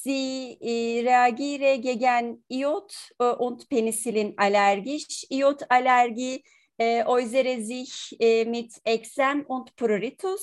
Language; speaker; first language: German; non-native, learner; Turkish